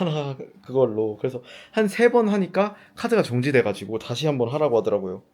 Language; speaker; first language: Korean; native; Korean